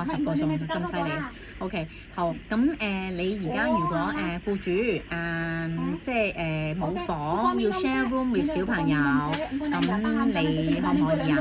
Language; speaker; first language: Cantonese; native; Cantonese